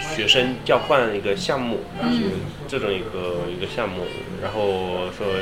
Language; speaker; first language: Chinese; early bilingual, other home language; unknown